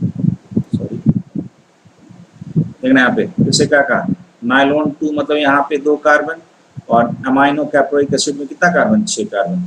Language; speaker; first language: Hindi; native; Hindi